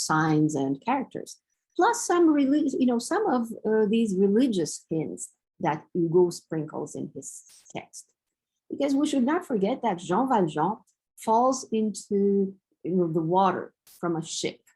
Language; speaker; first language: English; non-native, fluent; Romanian